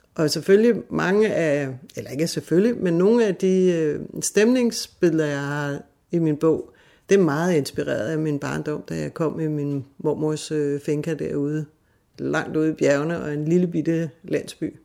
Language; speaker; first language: Danish; native; Danish